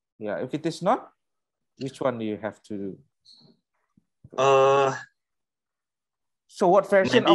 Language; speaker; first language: English; non-native, learner; Indonesian